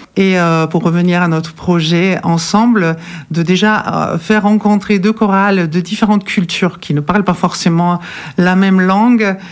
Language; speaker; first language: French; non-native, fluent; German